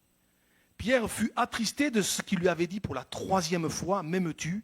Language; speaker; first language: French; native; French